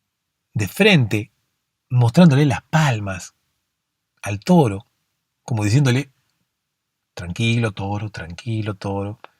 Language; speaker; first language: Spanish; native; Spanish